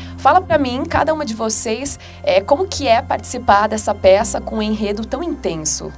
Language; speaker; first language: Portuguese; native; Portuguese